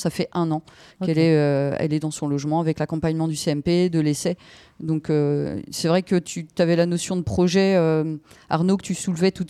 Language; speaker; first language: French; native; French